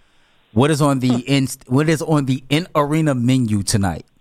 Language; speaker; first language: English; native; English